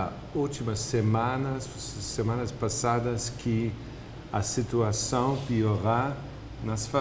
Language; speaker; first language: Portuguese; non-native, fluent; English